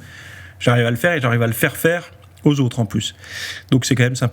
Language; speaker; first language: French; native; French